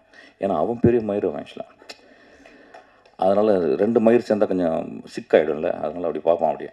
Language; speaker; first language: Tamil; native; Tamil